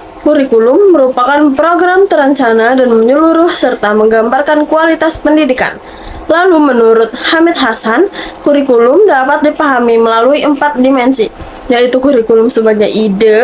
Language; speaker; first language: Indonesian; native; Indonesian